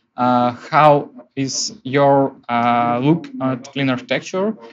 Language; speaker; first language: English; non-native, learner; Russian